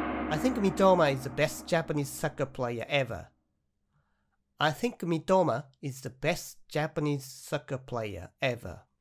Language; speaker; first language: English; non-native, fluent; Japanese